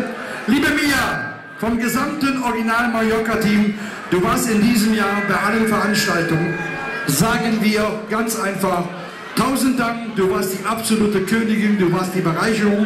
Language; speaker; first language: German; native; German